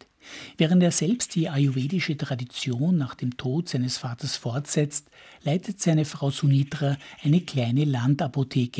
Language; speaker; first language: German; native; German